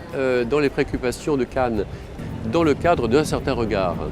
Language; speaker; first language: French; native; French